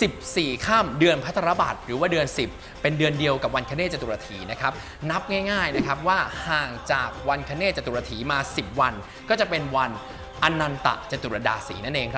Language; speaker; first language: Thai; native; Thai